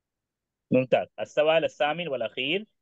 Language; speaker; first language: Arabic; non-native, fluent; Urdu